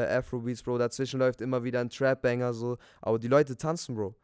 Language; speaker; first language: German; early bilingual, other home language; Spanish